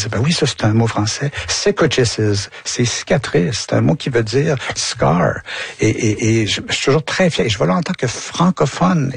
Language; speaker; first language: French; native; French